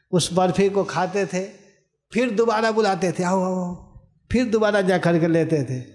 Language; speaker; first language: Hindi; native; Hindi